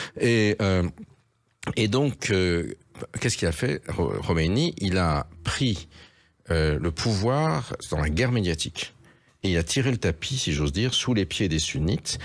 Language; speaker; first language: French; native; French